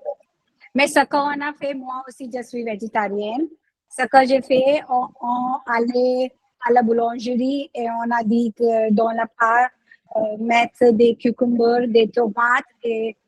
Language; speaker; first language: French; non-native, learner; Hindi